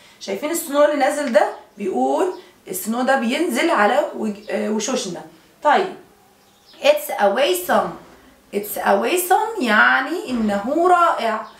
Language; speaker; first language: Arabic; native; Arabic